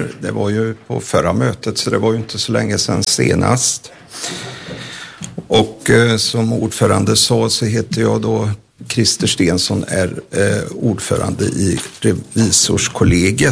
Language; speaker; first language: Swedish; native; Swedish